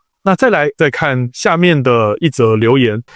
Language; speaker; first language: Chinese; native; Chinese